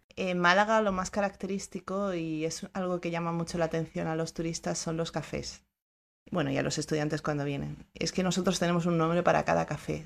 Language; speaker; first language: Spanish; native; Spanish